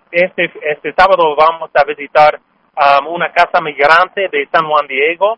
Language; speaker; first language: Spanish; non-native, fluent; English